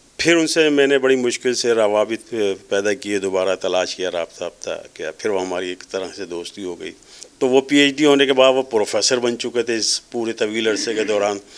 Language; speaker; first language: Urdu; native; Urdu